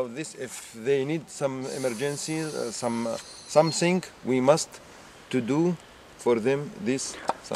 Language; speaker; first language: English; non-native, learner; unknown